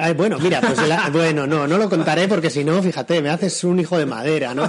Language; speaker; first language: Spanish; native; Spanish